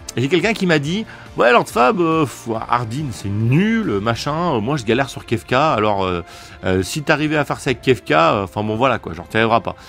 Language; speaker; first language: French; native; French